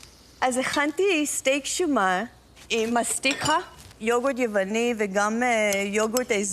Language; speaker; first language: Hebrew; non-native, fluent; Greek